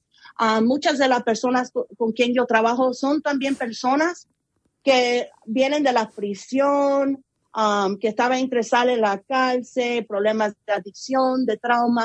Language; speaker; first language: Spanish; early bilingual, heritage; Spanish